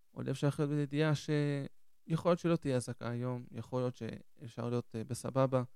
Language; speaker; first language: Hebrew; early bilingual, other home language; Spanish